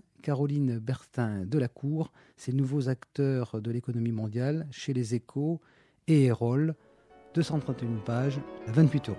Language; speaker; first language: French; native; French